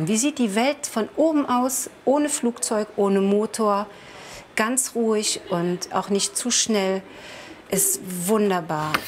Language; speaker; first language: German; native; German